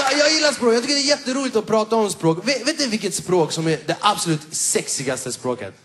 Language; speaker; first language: Swedish; early bilingual, other home language; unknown